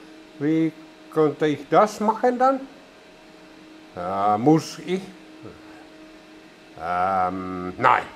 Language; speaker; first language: German; non-native, learner; Finnish